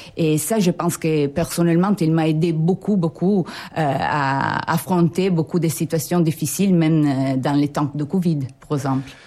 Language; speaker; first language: French; non-native, fluent; Italian